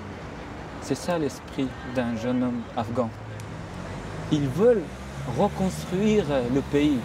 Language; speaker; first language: French; non-native, fluent; Persian